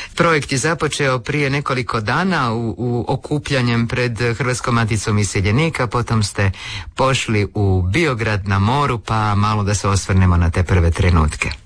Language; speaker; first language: Croatian; native; Croatian